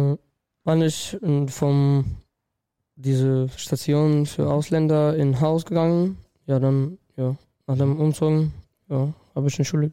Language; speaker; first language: German; non-native, learner; Russian